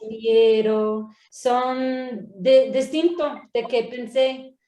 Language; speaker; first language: Spanish; non-native, learner; English